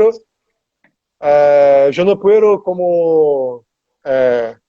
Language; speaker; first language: Spanish; non-native, learner; Portuguese